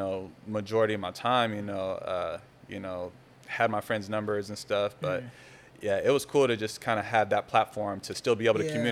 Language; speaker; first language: English; native; English